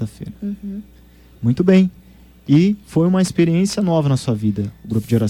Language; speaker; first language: Portuguese; native; Portuguese